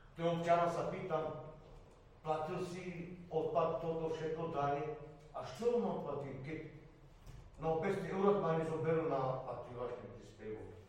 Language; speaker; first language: Slovak; non-native, local second language; Romany